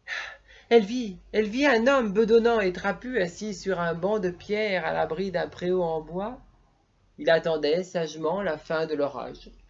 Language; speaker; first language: French; native; French